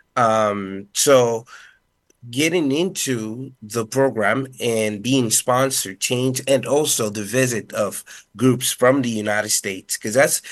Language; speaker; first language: English; non-native, fluent; Spanish